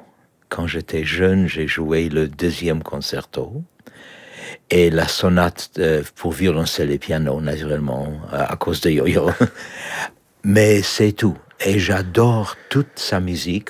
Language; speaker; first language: French; non-native, learner; Polish